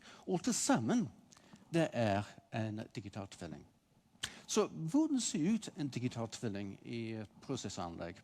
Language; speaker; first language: Norwegian; non-native, fluent; English